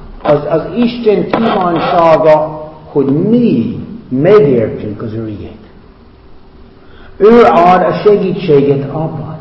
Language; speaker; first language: Hungarian; non-native, fluent; English